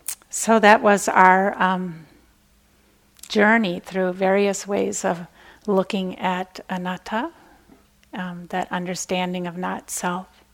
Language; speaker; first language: English; native; English